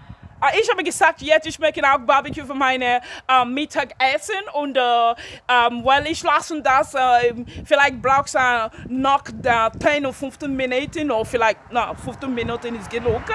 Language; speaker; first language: German; non-native, learner; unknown